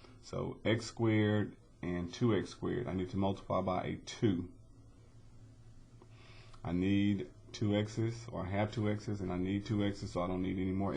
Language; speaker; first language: English; native; English